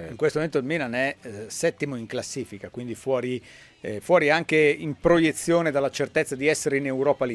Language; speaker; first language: Italian; native; Italian